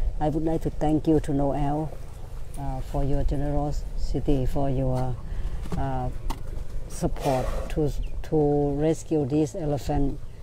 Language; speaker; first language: English; non-native, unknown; Thai